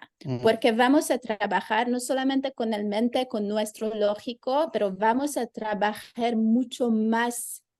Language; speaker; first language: Spanish; non-native, fluent; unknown